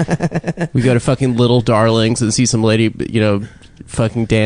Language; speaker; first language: English; native; English